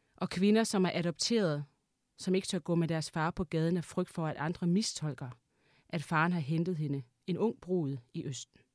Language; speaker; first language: Danish; native; Danish